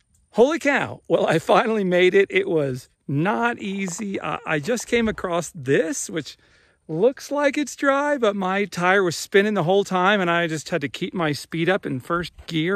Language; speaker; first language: English; native; English